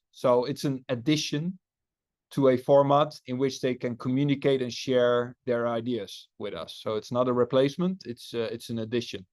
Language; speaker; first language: English; non-native, fluent; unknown